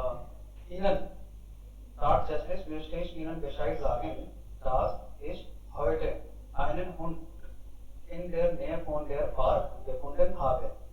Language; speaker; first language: German; non-native, learner; Hindi